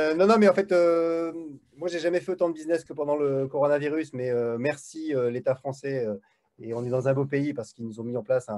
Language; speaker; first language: French; native; French